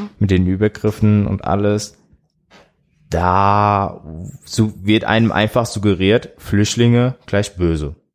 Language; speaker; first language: German; early bilingual, other home language; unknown